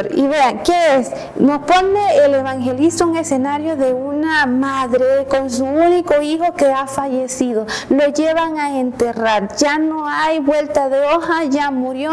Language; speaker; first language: Spanish; native; Spanish